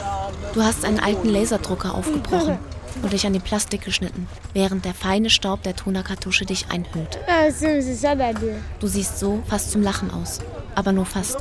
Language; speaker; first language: German; native; German